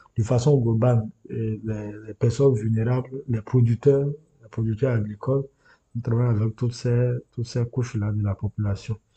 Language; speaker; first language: French; non-native, local second language; Yoruba